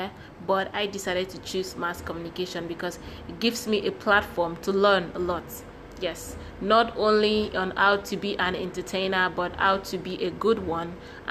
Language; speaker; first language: English; non-native, local second language; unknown